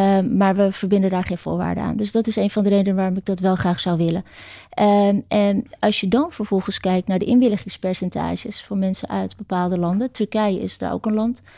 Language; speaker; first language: Dutch; early bilingual, other home language; Turkish